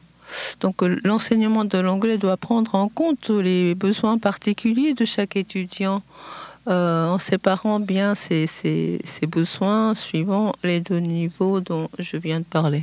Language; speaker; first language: French; non-native, fluent; Japanese